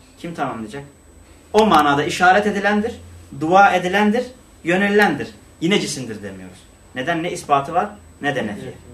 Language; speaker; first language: Turkish; non-native, local second language; Kurdish